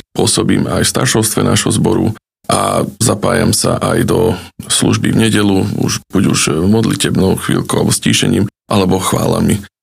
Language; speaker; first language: Slovak; native; Slovak